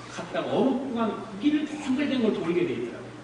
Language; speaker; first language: Korean; native; Korean